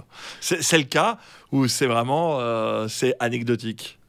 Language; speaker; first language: French; native; French